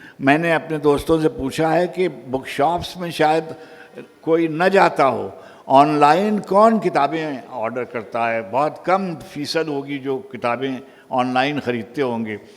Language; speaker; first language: Urdu; native; Urdu